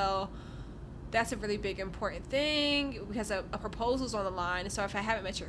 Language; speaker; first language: English; native; English